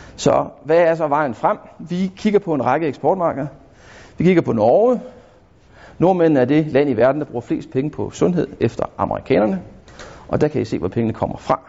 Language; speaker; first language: Danish; native; Danish